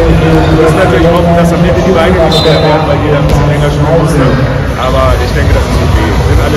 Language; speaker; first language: German; native; German